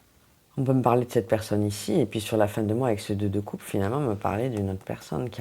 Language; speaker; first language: French; native; French